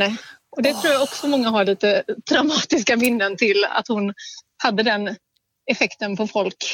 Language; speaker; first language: Swedish; native; Swedish